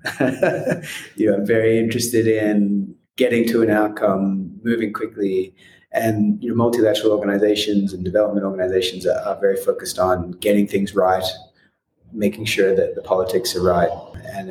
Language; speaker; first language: English; native; English